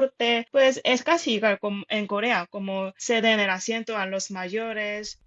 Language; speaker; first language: Spanish; non-native, fluent; Korean